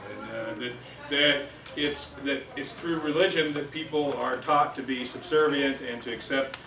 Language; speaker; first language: English; native; English